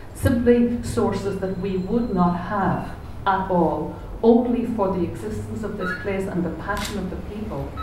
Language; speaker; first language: English; native; English